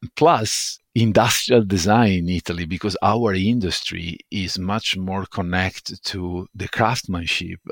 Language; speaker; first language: English; non-native, fluent; Italian